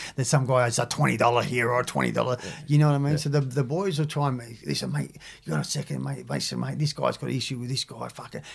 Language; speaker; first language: English; native; English